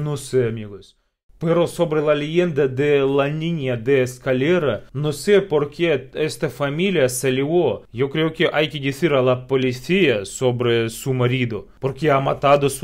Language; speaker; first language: Spanish; non-native, learner; Russian